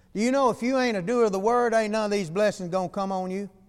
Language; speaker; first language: English; native; English